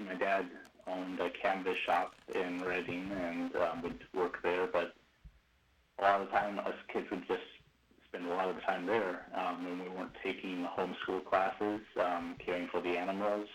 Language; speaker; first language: English; native; English